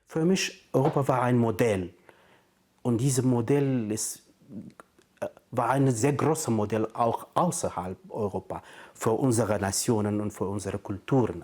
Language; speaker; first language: German; non-native, fluent; Kurdish